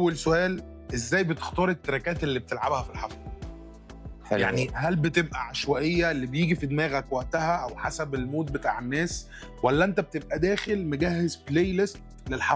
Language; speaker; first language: Arabic; native; Arabic